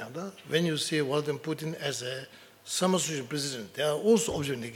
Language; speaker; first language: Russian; non-native, learner; Tibetan